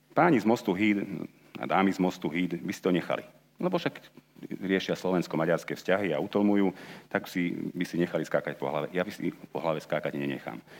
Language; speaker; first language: Slovak; non-native, local second language; Hungarian